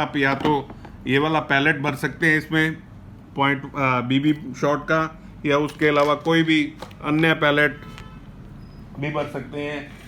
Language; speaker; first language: Hindi; non-native, local second language; Punjabi